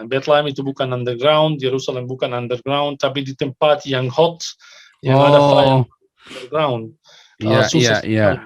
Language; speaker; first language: Indonesian; non-native, fluent; Arabic